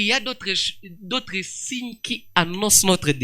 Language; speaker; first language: French; non-native, local second language; Swahili